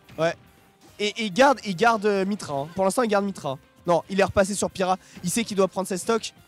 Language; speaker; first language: French; native; French